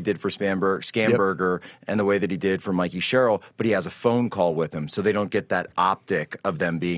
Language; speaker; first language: English; native; English